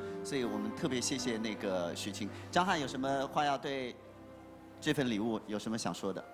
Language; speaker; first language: Chinese; native; Chinese